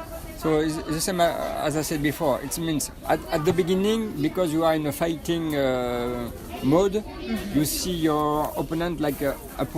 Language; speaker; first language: English; non-native, fluent; French